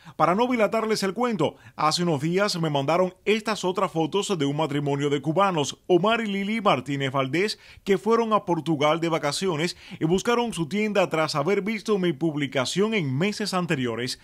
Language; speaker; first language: Spanish; native; Spanish